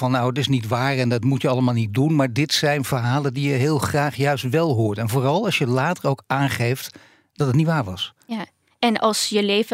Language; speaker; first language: Dutch; native; Dutch